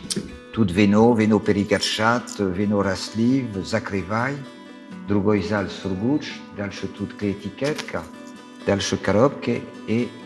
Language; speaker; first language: Russian; non-native, learner; French